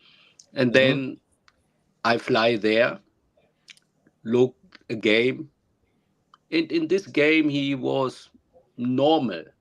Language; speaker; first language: English; non-native, learner; German